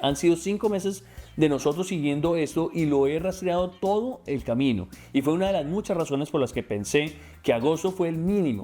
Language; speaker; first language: Spanish; native; Spanish